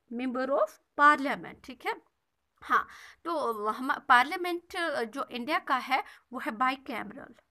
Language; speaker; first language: Hindi; non-native, local second language; Kashmiri